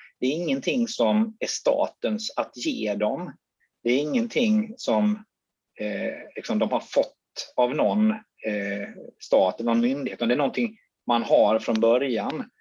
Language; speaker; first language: Swedish; native; Swedish